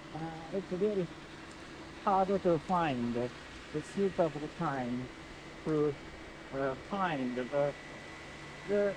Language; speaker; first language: English; non-native, learner; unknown